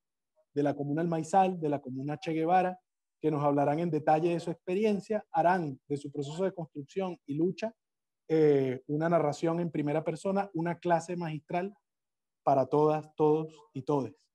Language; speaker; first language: Spanish; native; Spanish